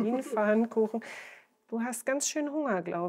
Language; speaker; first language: German; native; German